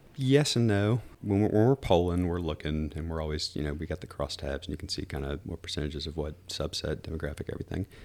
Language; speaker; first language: English; native; English